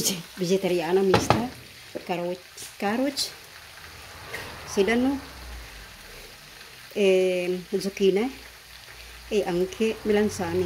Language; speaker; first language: Italian; non-native, learner; Filipino